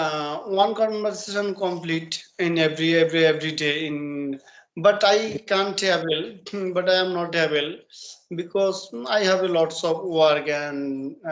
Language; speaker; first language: English; non-native, learner; Bangla